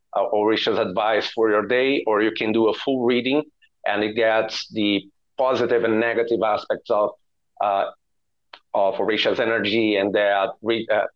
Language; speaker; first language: English; non-native, fluent; Portuguese